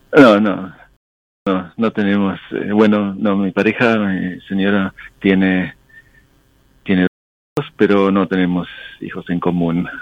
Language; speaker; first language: Spanish; non-native, local second language; English